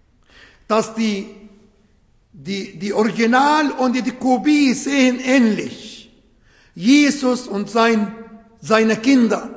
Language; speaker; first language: German; non-native, fluent; Arabic